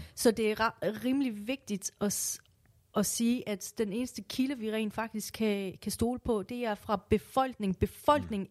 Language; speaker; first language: Danish; early bilingual, other home language; Persian